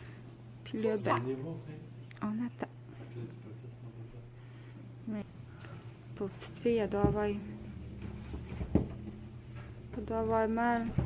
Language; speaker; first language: French; native; French